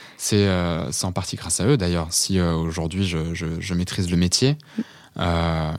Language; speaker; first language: French; early bilingual, other home language; Portuguese